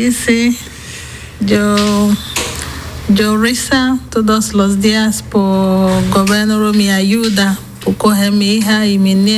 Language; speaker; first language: Spanish; non-native, learner; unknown